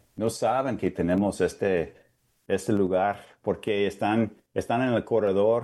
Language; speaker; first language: Spanish; non-native, fluent; English